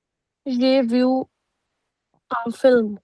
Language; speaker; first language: French; non-native, learner; Punjabi